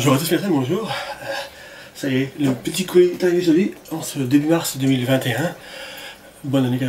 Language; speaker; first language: French; native; French